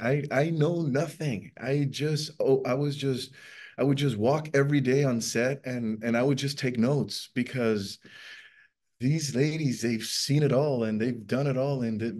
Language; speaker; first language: English; non-native, fluent; Spanish